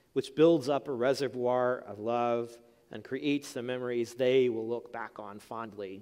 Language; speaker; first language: English; native; English